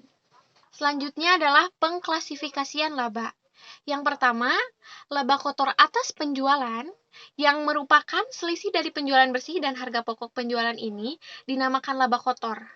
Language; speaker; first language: Indonesian; native; Indonesian